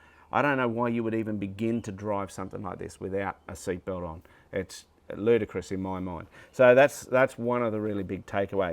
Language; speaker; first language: English; native; English